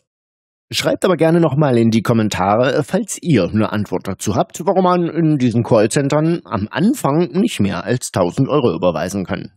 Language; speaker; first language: German; native; German